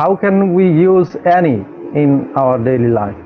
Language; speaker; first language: English; non-native, learner; Bangla